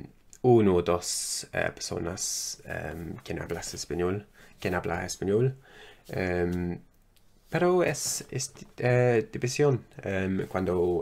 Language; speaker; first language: Spanish; non-native, learner; English